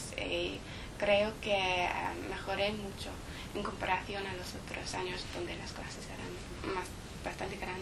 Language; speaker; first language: Spanish; non-native, learner; English